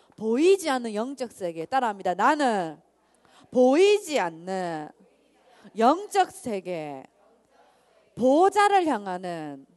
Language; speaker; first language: Korean; native; Korean